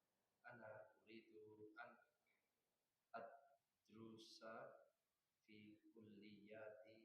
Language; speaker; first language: Arabic; non-native, learner; Indonesian